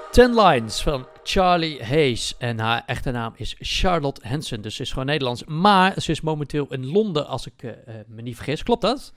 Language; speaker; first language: Dutch; native; Dutch